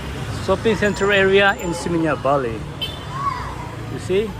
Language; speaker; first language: English; non-native, local second language; Indonesian